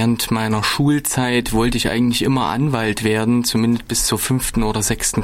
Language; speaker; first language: German; native; German